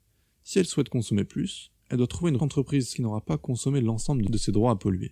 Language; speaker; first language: French; native; French